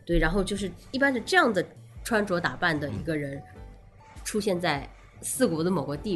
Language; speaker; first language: Chinese; native; Chinese